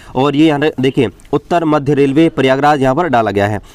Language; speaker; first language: Hindi; native; Hindi